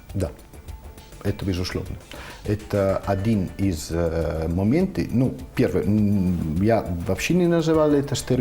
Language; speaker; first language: Russian; non-native, fluent; Italian